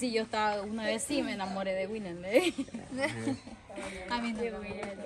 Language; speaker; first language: Spanish; native; Spanish